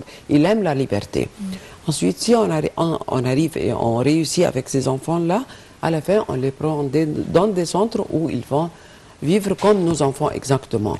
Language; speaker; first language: French; non-native, fluent; Arabic